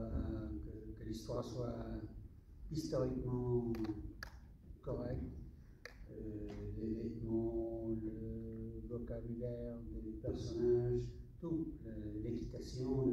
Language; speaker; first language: French; non-native, fluent; English